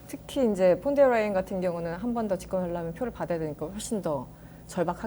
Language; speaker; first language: Korean; native; Korean